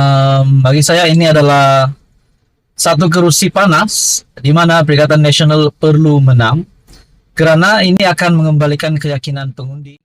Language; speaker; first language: Malay; native; Malay